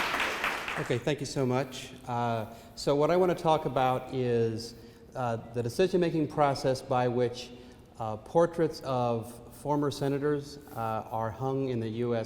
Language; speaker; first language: English; native; English